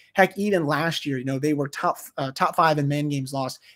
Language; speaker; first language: English; native; English